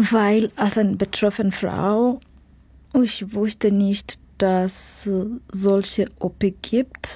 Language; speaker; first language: German; non-native, fluent; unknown